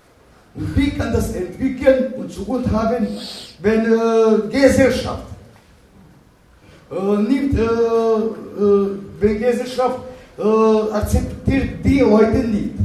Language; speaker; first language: German; non-native, learner; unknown